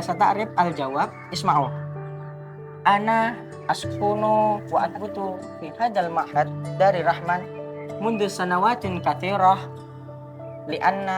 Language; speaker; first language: Arabic; non-native, learner; Indonesian